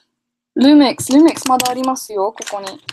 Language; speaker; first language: Japanese; non-native, fluent; English